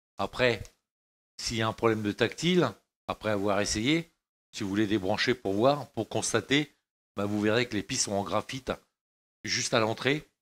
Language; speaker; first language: French; native; French